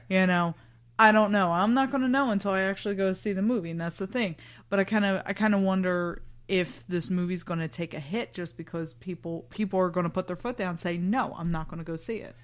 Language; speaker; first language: English; native; English